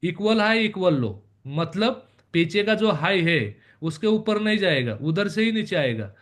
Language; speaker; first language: Hindi; non-native, local second language; Marathi